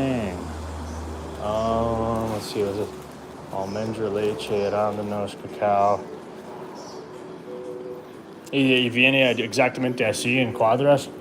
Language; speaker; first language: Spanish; non-native, learner; English